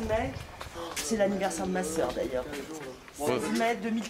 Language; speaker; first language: French; native; French